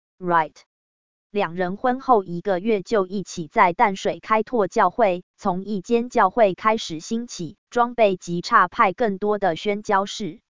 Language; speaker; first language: Chinese; native; Chinese